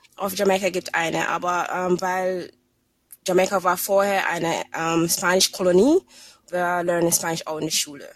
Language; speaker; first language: German; non-native, fluent; English